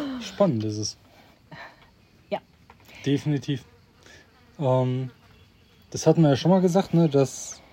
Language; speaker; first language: German; native; German